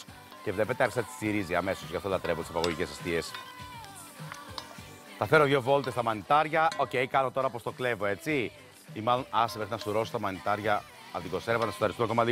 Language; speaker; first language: Greek; native; Greek